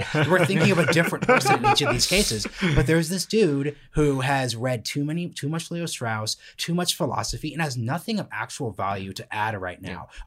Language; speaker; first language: English; native; English